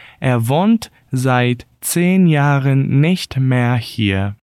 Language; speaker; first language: German; non-native, fluent; Portuguese